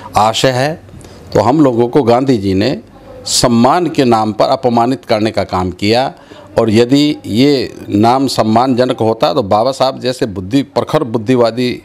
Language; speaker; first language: Hindi; native; Hindi